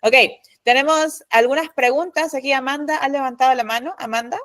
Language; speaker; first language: Spanish; native; Spanish